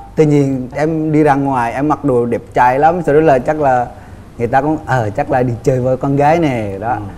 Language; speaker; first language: Vietnamese; non-native, fluent; Indonesian